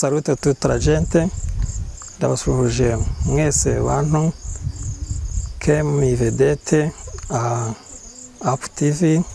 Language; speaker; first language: Italian; non-native, learner; Kinyarwanda